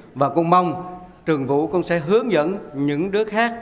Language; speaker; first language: Vietnamese; native; Vietnamese